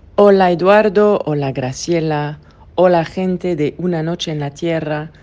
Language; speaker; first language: Spanish; non-native, fluent; French